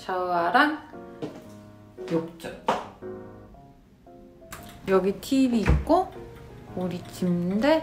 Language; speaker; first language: Korean; non-native, fluent; German